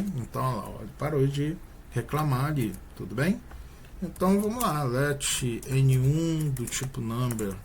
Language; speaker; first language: Portuguese; native; Portuguese